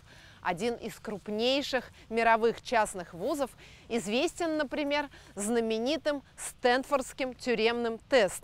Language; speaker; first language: Russian; native; Russian